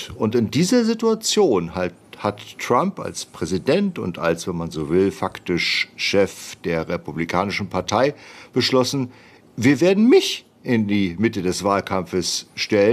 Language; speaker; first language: German; native; German